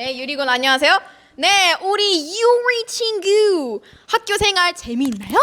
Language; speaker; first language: Korean; non-native, fluent; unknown